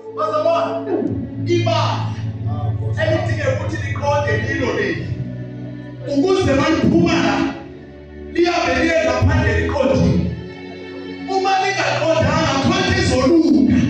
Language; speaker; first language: Zulu; non-native, local second language; Xhosa